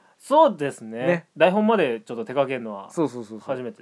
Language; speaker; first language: Japanese; native; Japanese